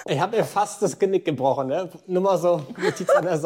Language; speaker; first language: German; native; German